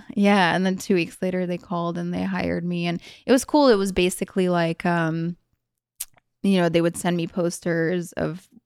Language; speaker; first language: English; early bilingual, other home language; Hungarian